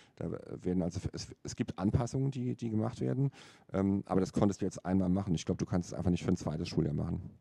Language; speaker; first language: German; native; German